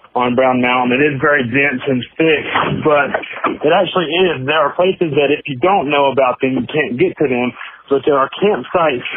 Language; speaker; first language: English; native; English